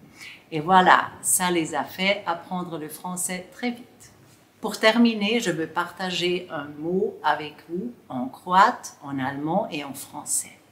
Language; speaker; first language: French; non-native, local second language; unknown